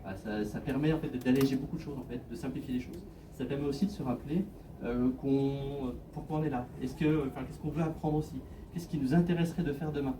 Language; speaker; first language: French; native; French